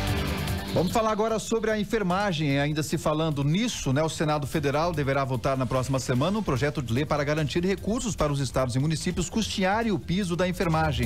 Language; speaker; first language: Portuguese; native; Portuguese